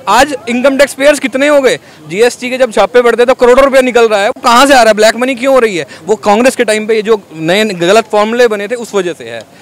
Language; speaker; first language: Hindi; native; Hindi